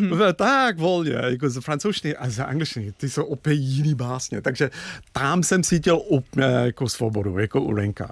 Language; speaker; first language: Czech; non-native, fluent; English